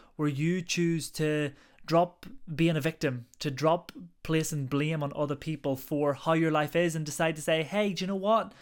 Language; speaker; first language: English; native; English